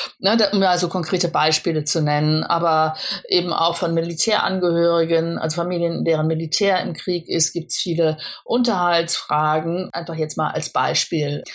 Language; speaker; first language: German; native; German